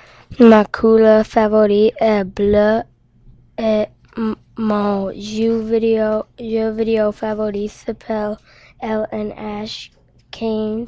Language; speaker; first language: French; non-native, local second language; English